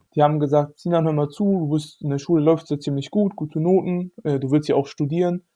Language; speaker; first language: German; early bilingual, other home language; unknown